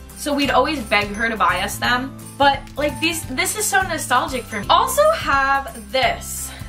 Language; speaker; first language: English; native; English